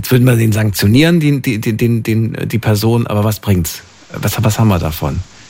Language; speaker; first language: German; native; German